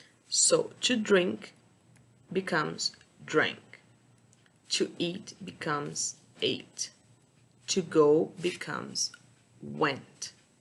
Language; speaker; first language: English; non-native, fluent; Portuguese